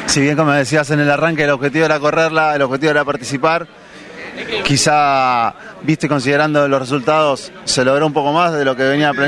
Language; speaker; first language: Spanish; native; Spanish